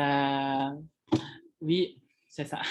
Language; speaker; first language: French; non-native, fluent; Indonesian